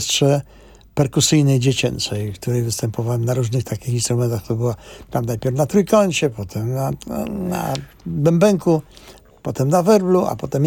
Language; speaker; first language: Polish; native; Polish